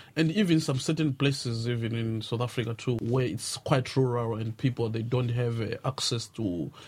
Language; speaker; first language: English; non-native, local second language; Tsonga